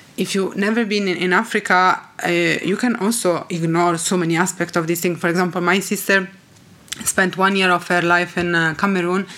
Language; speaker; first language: English; non-native, fluent; Italian